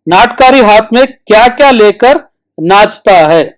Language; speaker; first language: Hindi; non-native, local second language; Telugu